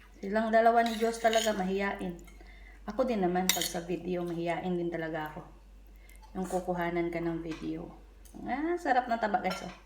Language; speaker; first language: Filipino; non-native, local second language; Cebuano